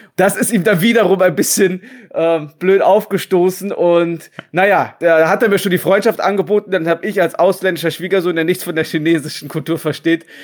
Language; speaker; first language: German; native; German